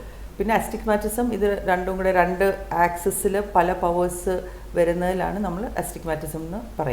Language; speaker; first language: Malayalam; native; Malayalam